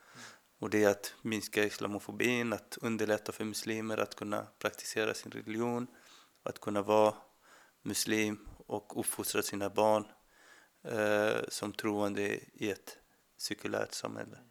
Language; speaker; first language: Swedish; non-native, fluent; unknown